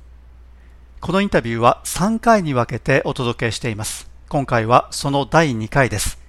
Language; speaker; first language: Japanese; native; Japanese